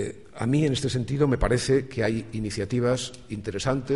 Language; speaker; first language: Spanish; native; Spanish